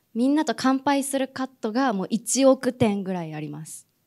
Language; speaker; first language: Japanese; native; Japanese